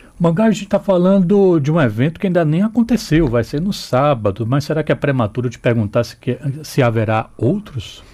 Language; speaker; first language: Portuguese; native; Portuguese